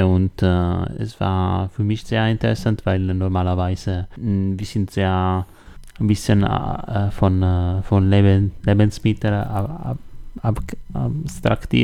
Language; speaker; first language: German; non-native, learner; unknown